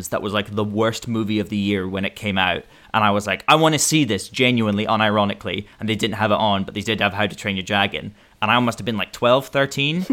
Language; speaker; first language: English; native; English